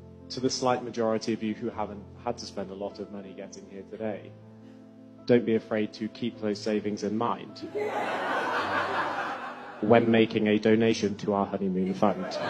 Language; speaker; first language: English; native; English